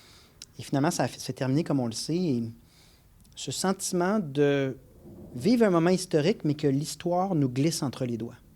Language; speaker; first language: French; native; French